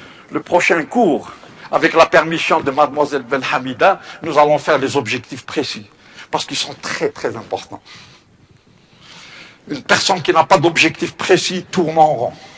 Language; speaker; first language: French; non-native, local second language; Kabyle